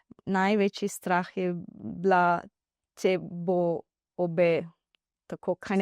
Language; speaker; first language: Slovenian; non-native, learner; Divehi